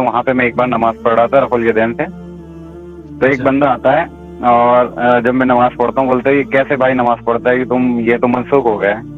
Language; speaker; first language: Urdu; native; Urdu